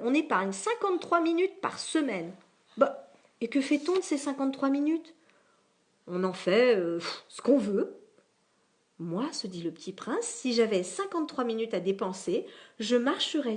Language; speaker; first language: French; native; French